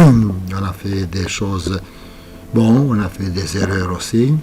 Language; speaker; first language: French; non-native, fluent; Romanian